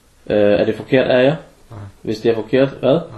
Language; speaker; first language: Danish; early bilingual, other home language; Arabic